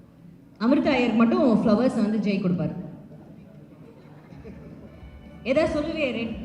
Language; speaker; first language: Tamil; native; Tamil